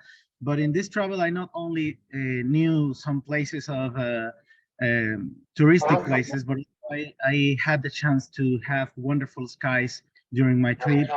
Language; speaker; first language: English; non-native, learner; Spanish